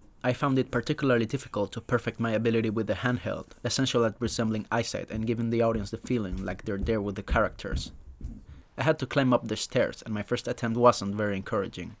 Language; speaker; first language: English; non-native, fluent; Spanish